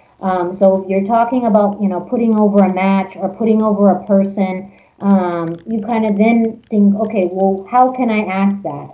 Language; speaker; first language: English; early bilingual, other home language; Spanish